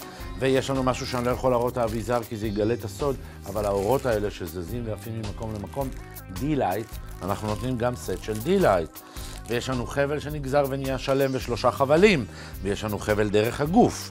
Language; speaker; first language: Hebrew; native; Hebrew